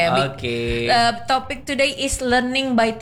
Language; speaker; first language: English; non-native, learner; Indonesian